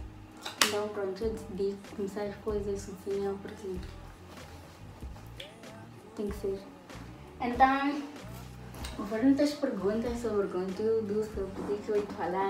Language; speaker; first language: Portuguese; early bilingual, heritage; Portuguese